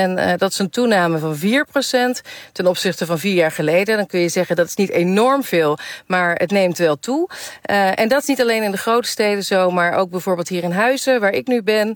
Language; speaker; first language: Dutch; native; Dutch